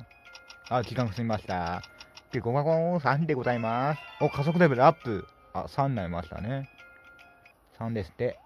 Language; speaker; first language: Japanese; native; Japanese